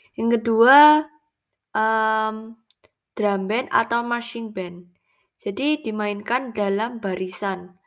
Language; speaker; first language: Indonesian; native; Indonesian